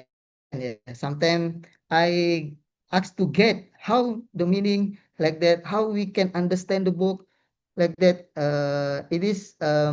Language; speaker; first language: English; non-native, learner; Indonesian